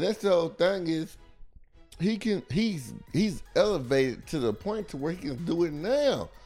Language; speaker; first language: English; native; English